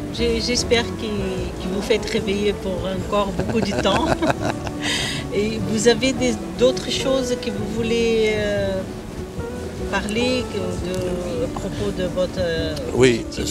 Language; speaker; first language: French; non-native, learner; Portuguese